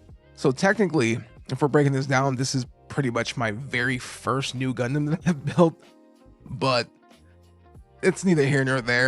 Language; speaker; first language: English; native; English